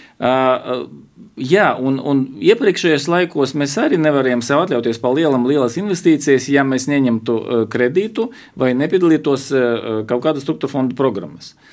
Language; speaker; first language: Latvian; non-native, local second language; Russian